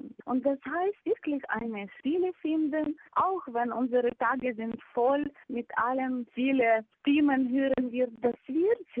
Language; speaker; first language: German; non-native, fluent; Ukrainian